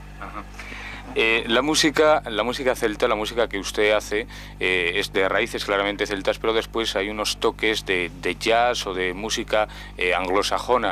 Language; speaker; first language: Spanish; native; Spanish